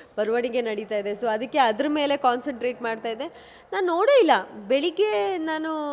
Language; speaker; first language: Kannada; non-native, local second language; Kodava